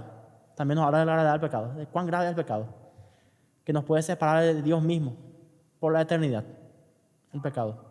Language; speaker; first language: Spanish; native; Spanish